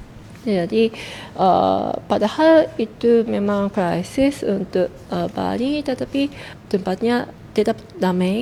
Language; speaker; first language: Indonesian; non-native, fluent; Japanese